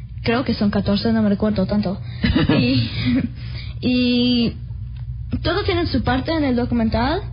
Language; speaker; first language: Spanish; early bilingual, heritage; Spanish